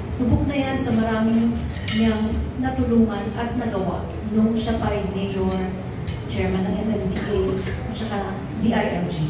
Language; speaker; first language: Filipino; native; Filipino